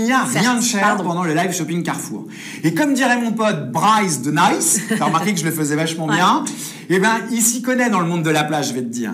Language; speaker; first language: French; native; French